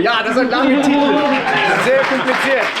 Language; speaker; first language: German; non-native, learner; Norwegian